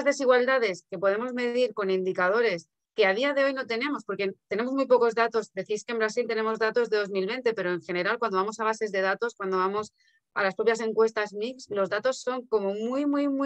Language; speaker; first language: Spanish; native; Spanish